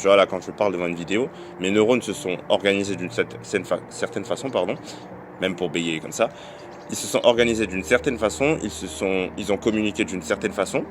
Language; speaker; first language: French; native; French